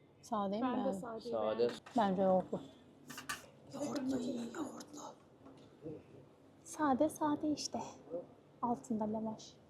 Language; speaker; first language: Turkish; native; Turkish